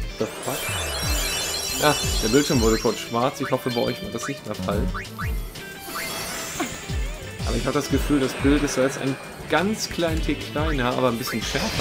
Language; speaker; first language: German; native; German